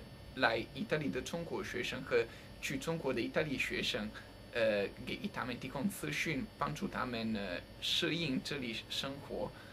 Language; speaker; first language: Chinese; non-native, fluent; Italian